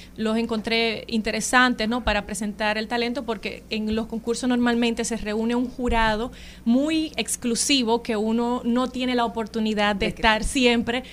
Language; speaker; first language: Spanish; native; Spanish